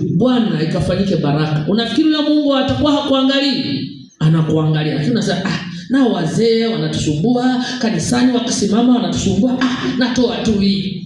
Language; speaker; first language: Swahili; native; Swahili